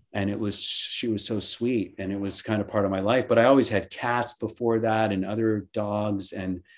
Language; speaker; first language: English; native; English